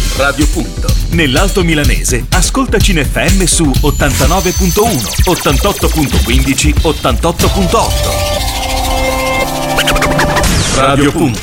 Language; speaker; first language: Italian; native; Italian